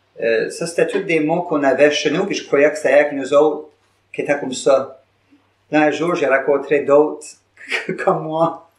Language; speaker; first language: French; native; French